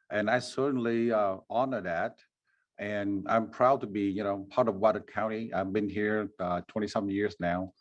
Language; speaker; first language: English; non-native, fluent; Vietnamese